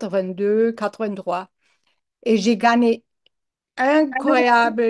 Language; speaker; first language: French; non-native, learner; English